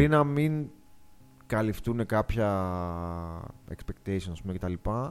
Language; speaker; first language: Greek; native; Greek